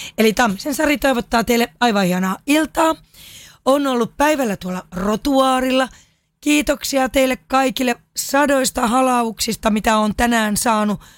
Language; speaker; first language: Finnish; native; Finnish